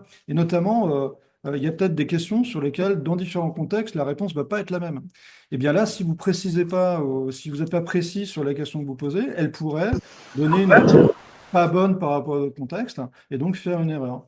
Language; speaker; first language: French; native; French